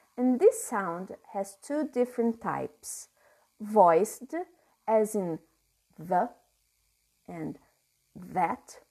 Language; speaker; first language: English; non-native, fluent; Portuguese